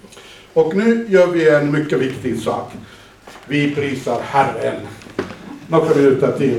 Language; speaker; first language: Swedish; non-native, fluent; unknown